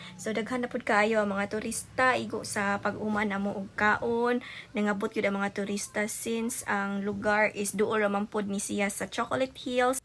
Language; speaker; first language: Cebuano; native; Cebuano